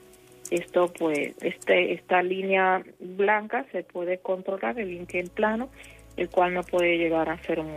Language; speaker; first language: Spanish; native; Spanish